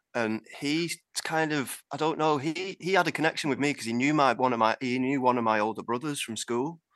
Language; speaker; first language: English; native; English